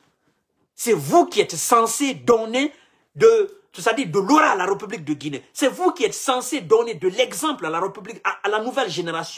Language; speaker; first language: French; non-native, local second language; Mandingo